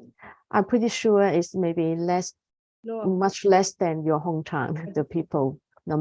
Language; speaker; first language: English; non-native, fluent; Cantonese